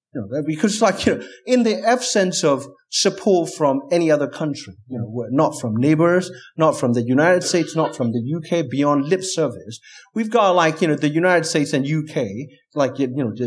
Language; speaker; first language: English; non-native, fluent; Burmese